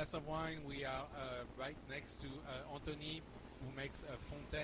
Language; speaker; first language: English; non-native, fluent; French